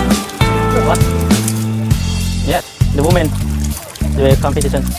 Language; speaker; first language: English; non-native, learner; Lao